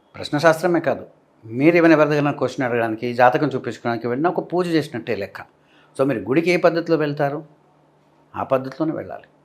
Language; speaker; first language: Telugu; non-native, fluent; Malayalam